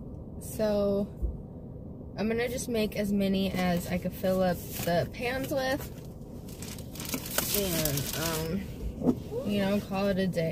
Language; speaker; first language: English; native; English